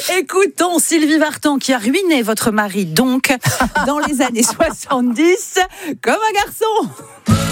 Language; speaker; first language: French; native; French